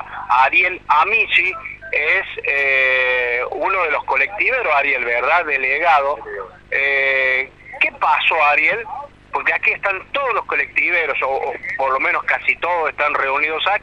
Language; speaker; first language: Spanish; native; Spanish